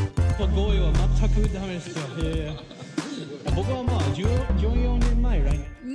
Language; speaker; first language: Japanese; non-native, fluent; English